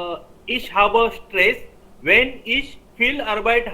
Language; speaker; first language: German; non-native, learner; Hindi